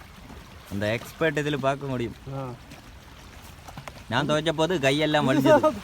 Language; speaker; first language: Tamil; non-native, learner; Malayalam